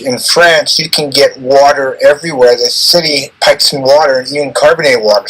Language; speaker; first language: English; native; English